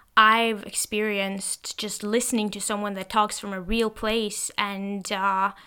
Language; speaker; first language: English; non-native, fluent; Norwegian